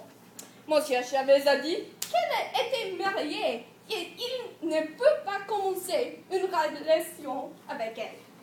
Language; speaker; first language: French; non-native, learner; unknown